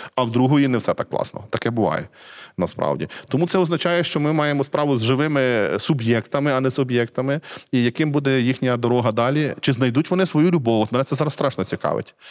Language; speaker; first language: Ukrainian; native; Ukrainian